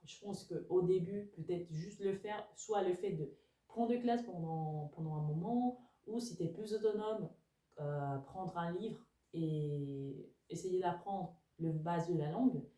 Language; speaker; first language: French; non-native, fluent; Spanish